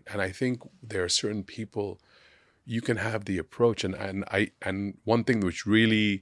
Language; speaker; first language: English; non-native, local second language; Sindhi